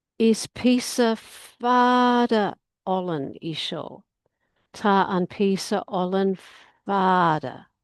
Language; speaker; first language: Irish; non-native, learner; English